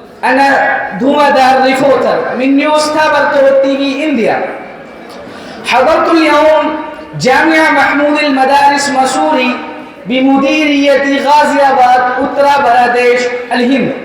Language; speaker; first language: Arabic; non-native, learner; Urdu